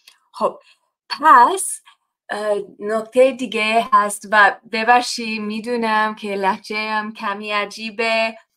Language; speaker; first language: Persian; non-native, fluent; English